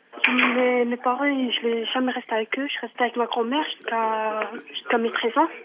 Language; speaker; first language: French; non-native, fluent; Arabic